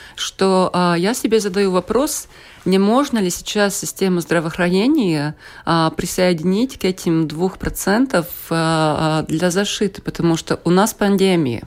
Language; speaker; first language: Russian; non-native, local second language; Latvian